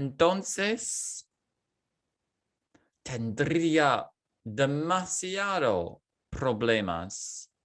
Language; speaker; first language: Spanish; non-native, fluent; English